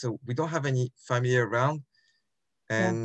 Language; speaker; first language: English; non-native, fluent; French